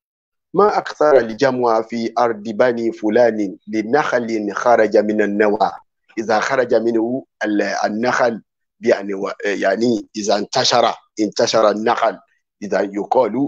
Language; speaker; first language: Arabic; non-native, fluent; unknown